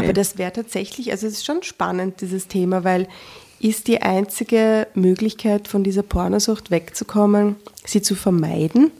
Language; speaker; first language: German; native; German